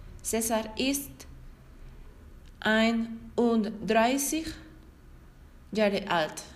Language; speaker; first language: German; non-native, learner; Spanish